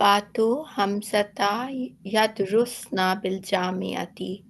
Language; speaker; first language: Arabic; non-native, learner; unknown